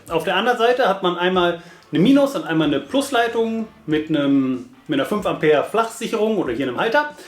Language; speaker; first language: German; native; German